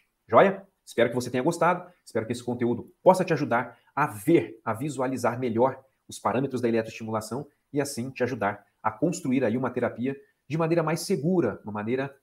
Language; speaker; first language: Portuguese; native; Portuguese